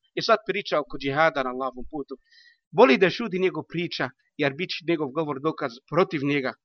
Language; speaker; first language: Bosnian; non-native, learner; Arabic